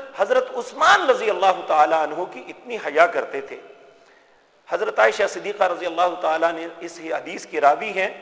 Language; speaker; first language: Urdu; non-native, local second language; Punjabi